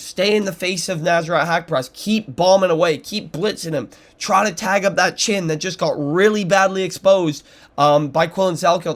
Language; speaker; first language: English; native; English